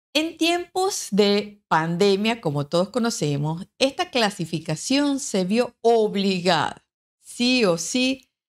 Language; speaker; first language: Spanish; native; Spanish